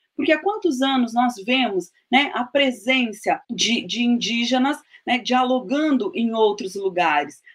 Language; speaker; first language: Portuguese; native; Portuguese